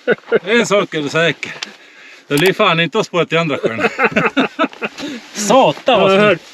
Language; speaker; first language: Swedish; native; Swedish